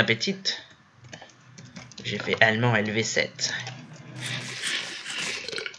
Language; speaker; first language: French; native; French